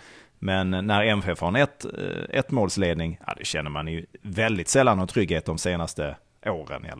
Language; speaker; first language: Swedish; native; Swedish